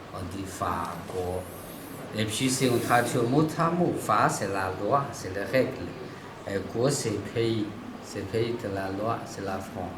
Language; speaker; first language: French; non-native, learner; Chinese